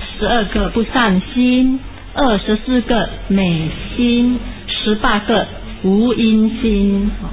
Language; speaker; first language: Chinese; native; Chinese